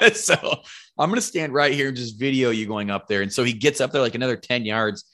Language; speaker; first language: English; native; English